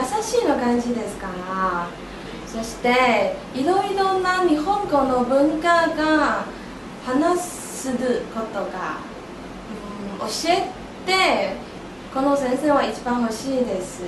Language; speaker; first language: Japanese; non-native, learner; Chinese